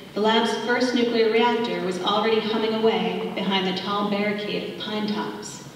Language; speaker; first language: English; native; English